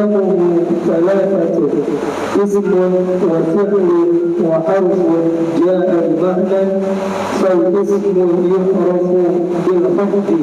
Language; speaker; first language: Arabic; non-native, learner; Indonesian